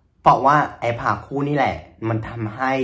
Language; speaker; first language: Thai; non-native, fluent; Vietnamese